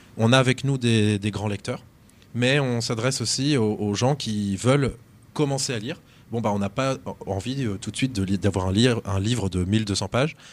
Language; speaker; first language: French; native; French